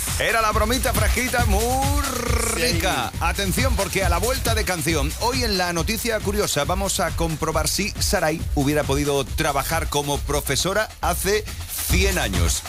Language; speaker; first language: Spanish; native; Spanish